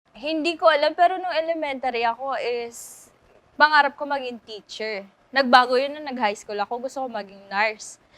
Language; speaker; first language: Filipino; non-native, local second language; Waray